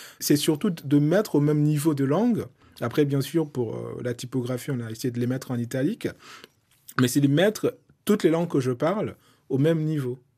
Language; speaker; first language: French; non-native, local second language; Soninke